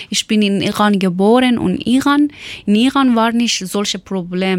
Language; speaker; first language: German; non-native, learner; Persian